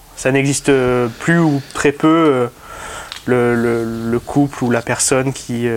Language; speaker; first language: French; native; French